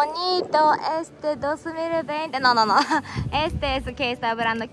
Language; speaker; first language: Spanish; non-native, learner; Japanese